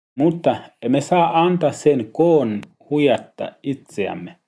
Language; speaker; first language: Finnish; non-native, learner; Swahili